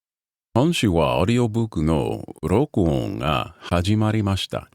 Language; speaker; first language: Japanese; non-native, learner; English